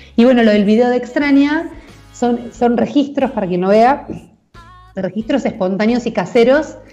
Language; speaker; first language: Spanish; native; Spanish